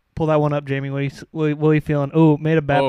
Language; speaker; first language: English; native; English